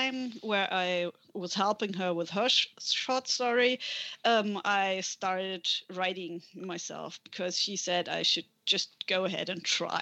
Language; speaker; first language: English; non-native, fluent; German